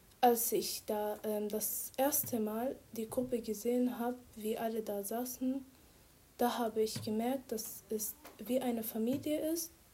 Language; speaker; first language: German; non-native, fluent; Arabic